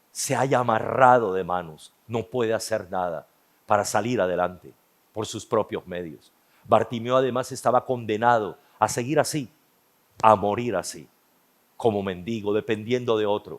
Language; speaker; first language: Spanish; native; Spanish